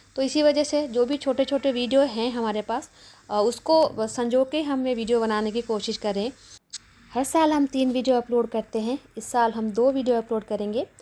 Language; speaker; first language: Hindi; non-native, local second language; Bangla